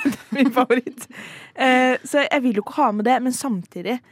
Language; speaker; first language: Norwegian; native; Norwegian